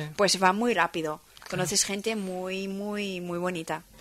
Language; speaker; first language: Spanish; non-native, fluent; Dutch